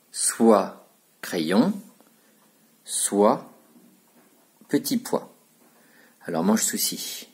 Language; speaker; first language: French; native; French